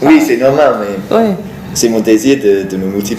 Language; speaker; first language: French; non-native, fluent; English